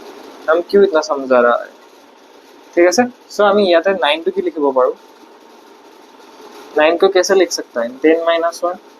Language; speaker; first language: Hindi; non-native, local second language; Assamese